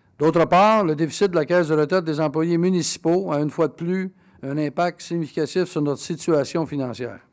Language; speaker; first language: French; native; French